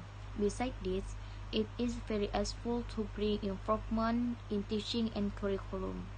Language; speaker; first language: English; non-native, learner; Indonesian